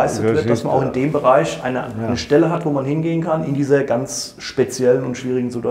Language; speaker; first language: German; native; German